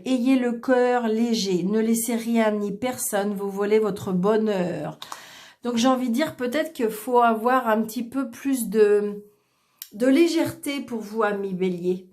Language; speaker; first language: French; native; French